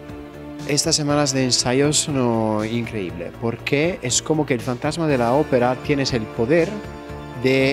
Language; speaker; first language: Spanish; non-native, fluent; Italian